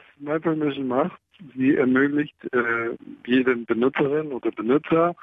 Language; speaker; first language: German; non-native, fluent; Hebrew